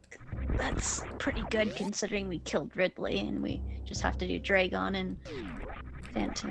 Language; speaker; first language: English; native; English